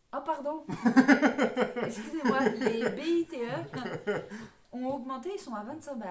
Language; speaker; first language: French; native; French